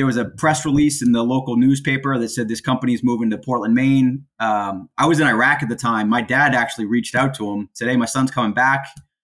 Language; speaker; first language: English; native; English